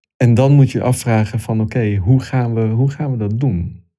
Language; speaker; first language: Dutch; non-native, fluent; Italian